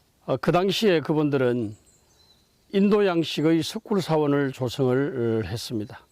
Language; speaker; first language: Korean; native; Korean